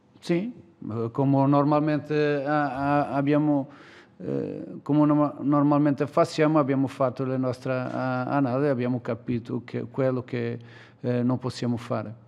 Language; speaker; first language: Italian; non-native, learner; Portuguese